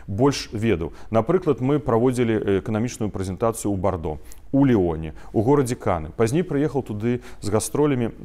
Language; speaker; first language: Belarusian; non-native, local second language; Russian